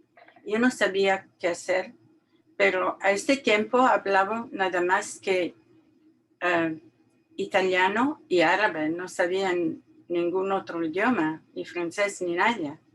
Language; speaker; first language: Spanish; non-native, learner; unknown